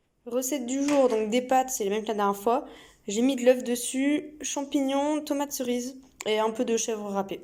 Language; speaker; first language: French; native; French